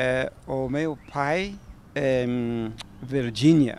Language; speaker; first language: Portuguese; non-native, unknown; English